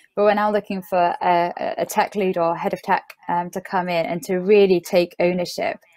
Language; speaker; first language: English; native; English